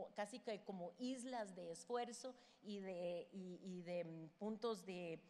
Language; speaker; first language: Spanish; native; Spanish